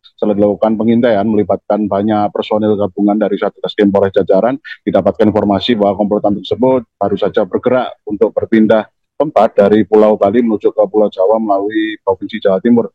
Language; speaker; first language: Indonesian; native; Indonesian